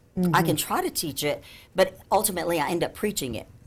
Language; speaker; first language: English; native; English